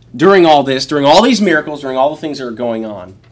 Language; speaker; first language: English; native; English